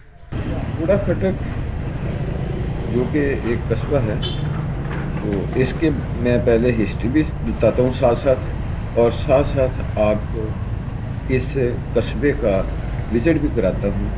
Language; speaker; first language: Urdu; non-native, local second language; Punjabi